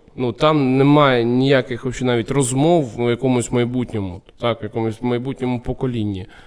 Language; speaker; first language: Ukrainian; non-native, local second language; Russian